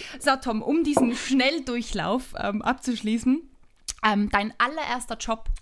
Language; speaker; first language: German; native; German